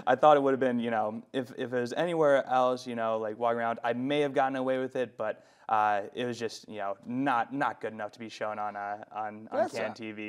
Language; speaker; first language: English; native; English